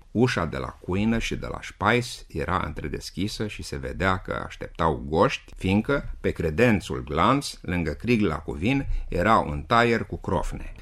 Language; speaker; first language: Romanian; native; Romanian